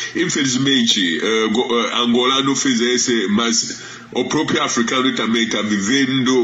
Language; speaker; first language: Portuguese; non-native, fluent; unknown